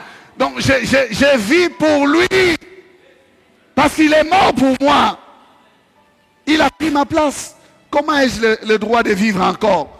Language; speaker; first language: French; non-native, local second language; Swahili